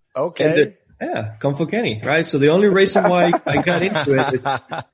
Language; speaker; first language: English; non-native, fluent; Spanish